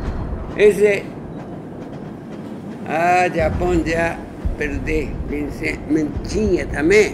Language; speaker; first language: Portuguese; non-native, learner; Japanese